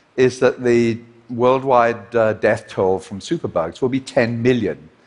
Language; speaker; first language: English; native; English